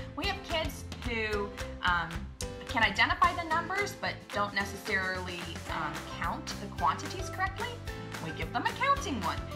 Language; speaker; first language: English; native; English